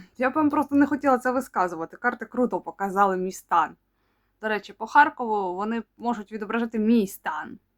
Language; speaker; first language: Ukrainian; non-native, local second language; Russian